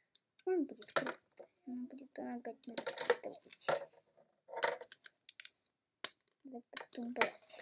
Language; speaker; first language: Russian; early bilingual, heritage; Russian